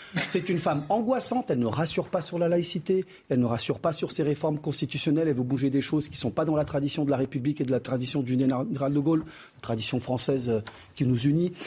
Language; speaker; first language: French; early bilingual, other home language; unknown